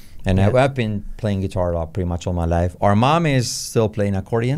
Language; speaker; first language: English; non-native, fluent; Spanish